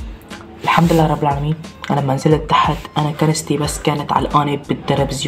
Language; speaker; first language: Arabic; native; Arabic